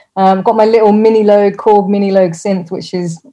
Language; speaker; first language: English; native; English